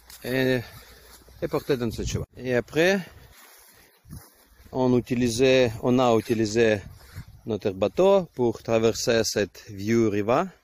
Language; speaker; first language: French; non-native, learner; Ukrainian